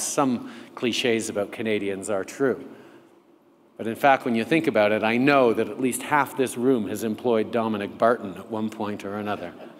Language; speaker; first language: English; early bilingual, other home language; French